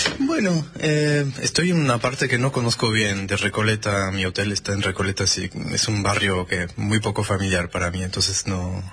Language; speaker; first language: Spanish; non-native, fluent; French